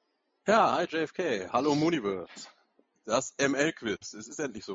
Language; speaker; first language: German; native; German